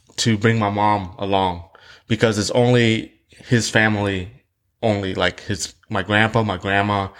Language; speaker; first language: English; early bilingual, other home language; Vietnamese